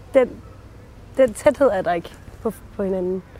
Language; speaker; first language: Danish; early bilingual, other home language; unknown